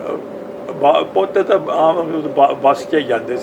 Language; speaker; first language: Punjabi; native; Punjabi